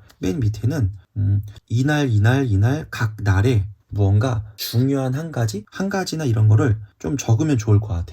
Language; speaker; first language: Korean; native; Korean